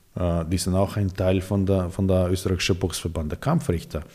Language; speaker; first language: German; non-native, fluent; Serbian